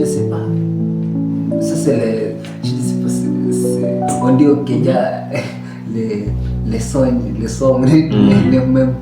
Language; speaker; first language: French; non-native, learner; Kalenjin